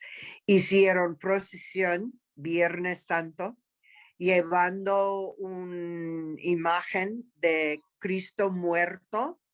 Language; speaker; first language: Spanish; non-native, fluent; English